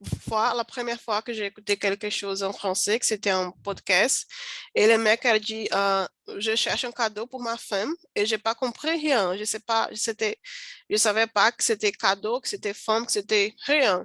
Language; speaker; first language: French; non-native, learner; Portuguese